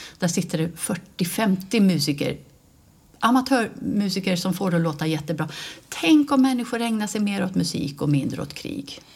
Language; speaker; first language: Swedish; native; Swedish